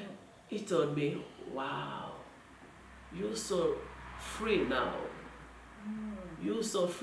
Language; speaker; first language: English; non-native, learner; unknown